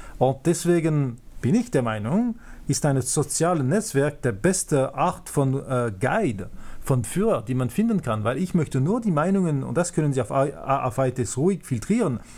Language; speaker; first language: German; non-native, local second language; French